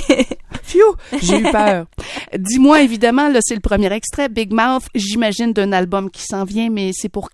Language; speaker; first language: French; native; French